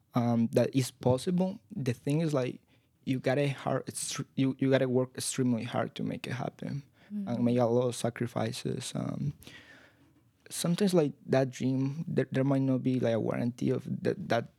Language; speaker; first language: English; non-native, fluent; Spanish